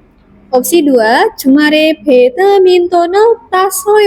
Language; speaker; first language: Korean; non-native, fluent; Indonesian